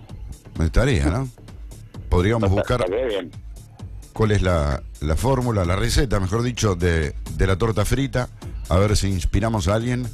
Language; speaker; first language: Spanish; native; Spanish